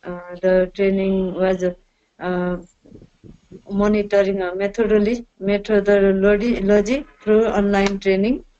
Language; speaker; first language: English; non-native, learner; Nepali